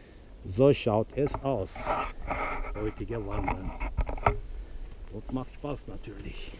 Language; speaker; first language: German; non-native, fluent; Turkish